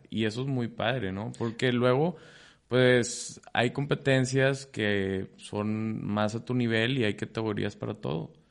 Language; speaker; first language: Spanish; native; Spanish